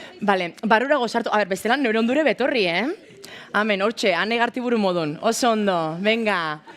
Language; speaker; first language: Basque; native; Basque